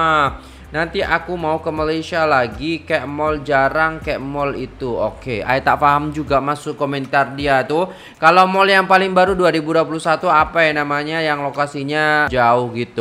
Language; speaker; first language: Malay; non-native, local second language; Javanese